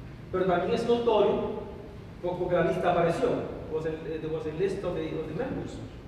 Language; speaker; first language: Spanish; native; Spanish